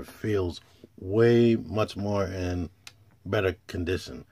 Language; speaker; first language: English; native; English